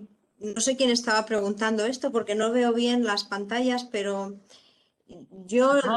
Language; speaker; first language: Spanish; native; Spanish